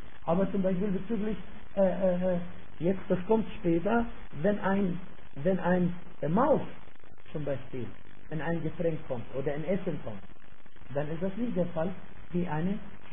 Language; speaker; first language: German; non-native, fluent; Arabic